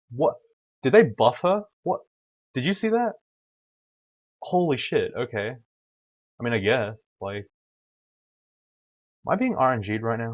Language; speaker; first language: English; native; English